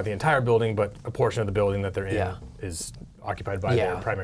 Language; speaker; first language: English; native; English